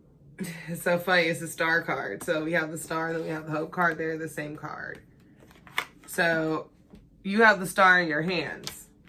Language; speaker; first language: English; native; English